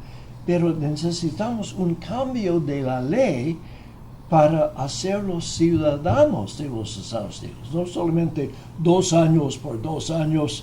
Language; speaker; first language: Spanish; non-native, fluent; English